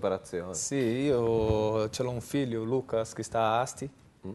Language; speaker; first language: Italian; non-native, learner; Portuguese